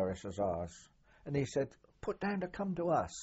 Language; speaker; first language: English; native; English